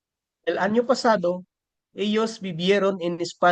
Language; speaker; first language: Spanish; non-native, learner; Filipino